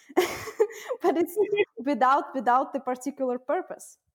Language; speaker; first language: English; non-native, fluent; Russian